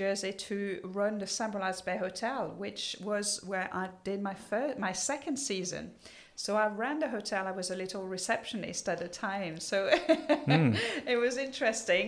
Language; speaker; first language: English; non-native, fluent; French